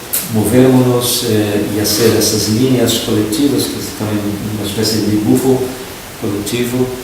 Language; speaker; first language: Spanish; non-native, fluent; Portuguese